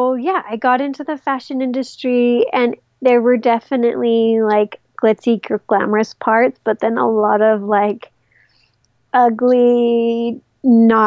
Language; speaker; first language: English; native; English